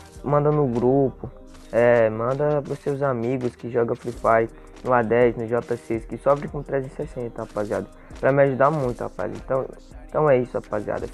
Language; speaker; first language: Portuguese; native; Portuguese